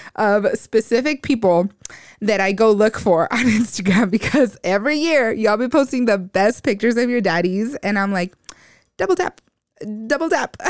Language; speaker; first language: English; native; English